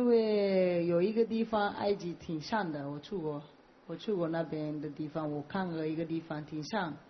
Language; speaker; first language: Chinese; non-native, learner; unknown